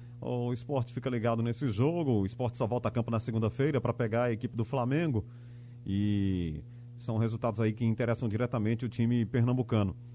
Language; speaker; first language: Portuguese; native; Portuguese